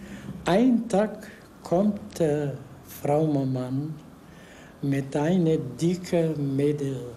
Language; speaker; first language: German; non-native, learner; Bulgarian